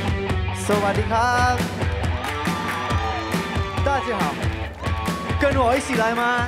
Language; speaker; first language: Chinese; non-native, learner; Thai